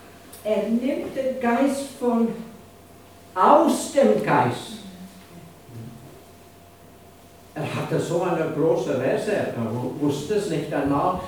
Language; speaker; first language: German; non-native, fluent; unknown